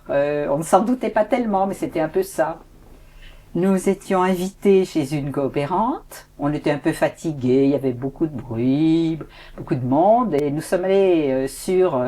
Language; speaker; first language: French; native; French